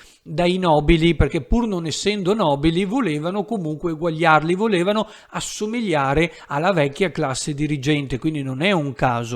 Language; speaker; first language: Italian; native; Italian